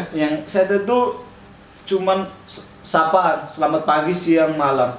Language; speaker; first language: Indonesian; non-native, fluent; Tetum